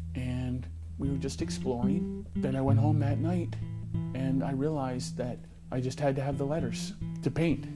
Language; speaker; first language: English; native; English